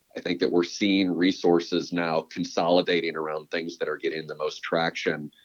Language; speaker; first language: English; native; English